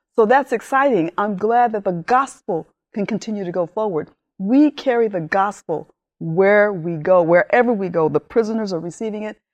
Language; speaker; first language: English; early bilingual, other home language; Spanish